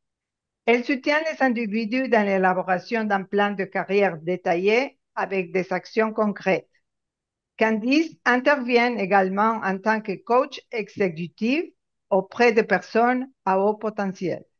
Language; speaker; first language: French; non-native, fluent; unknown